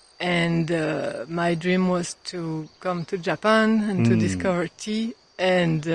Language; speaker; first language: English; non-native, fluent; French